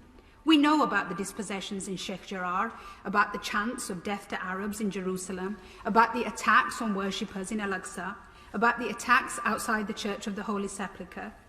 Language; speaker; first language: English; native; English